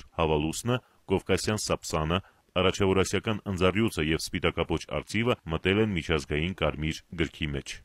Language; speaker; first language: Armenian; native; Armenian